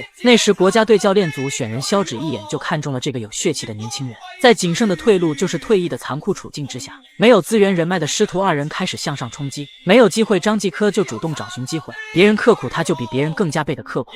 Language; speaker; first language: Chinese; native; Chinese